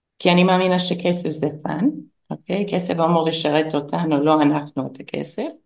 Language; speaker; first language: Hebrew; non-native, fluent; English